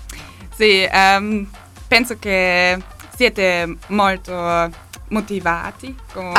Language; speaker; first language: Italian; non-native, learner; German